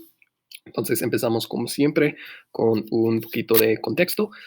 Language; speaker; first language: Spanish; non-native, fluent; English